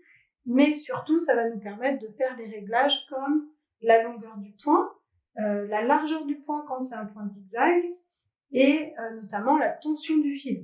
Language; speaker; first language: French; native; French